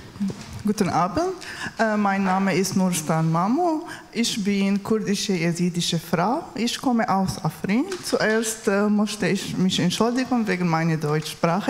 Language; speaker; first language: German; non-native, learner; Kurdish